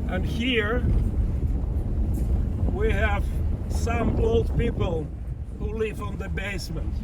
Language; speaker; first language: English; non-native, learner; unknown